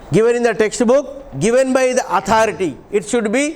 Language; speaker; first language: English; non-native, local second language; Telugu